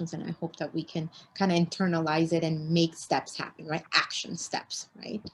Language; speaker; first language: English; early bilingual, other home language; Spanish